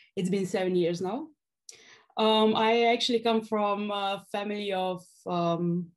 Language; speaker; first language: English; non-native, fluent; Slovenian